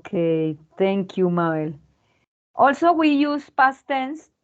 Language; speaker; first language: English; non-native, learner; Spanish